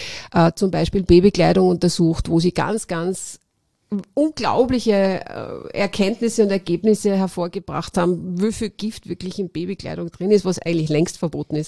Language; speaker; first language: German; native; German